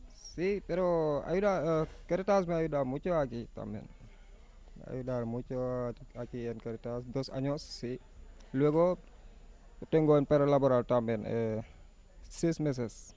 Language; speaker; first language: Spanish; non-native, learner; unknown